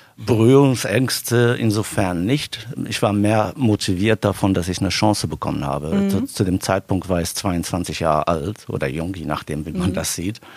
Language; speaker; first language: German; non-native, fluent; Arabic